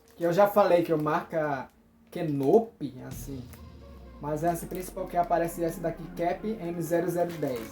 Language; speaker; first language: Portuguese; non-native, local second language; Ticuna